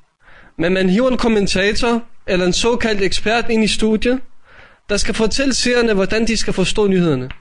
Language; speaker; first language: Danish; native; Danish